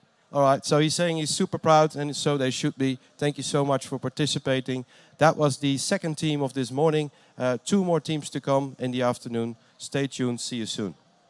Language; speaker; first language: English; non-native, fluent; Dutch